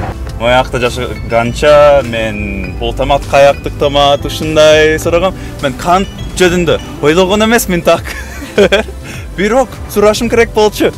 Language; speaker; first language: Kyrgyz; non-native, fluent; English